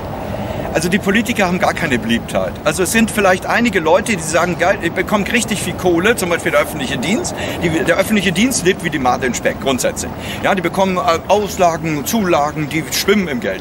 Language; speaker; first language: German; native; German